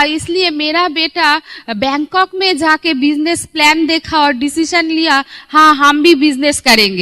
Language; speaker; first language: Hindi; non-native, local second language; Bangla